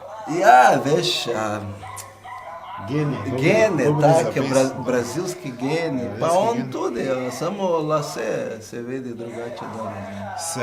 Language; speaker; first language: Slovenian; non-native, fluent; Portuguese